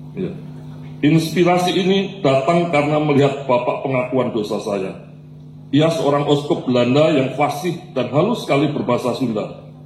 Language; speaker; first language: Indonesian; non-native, local second language; Javanese